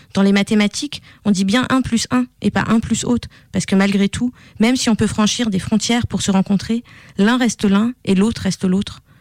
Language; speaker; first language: French; non-native, fluent; Russian